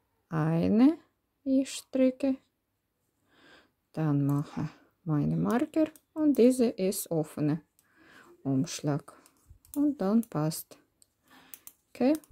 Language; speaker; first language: German; non-native, learner; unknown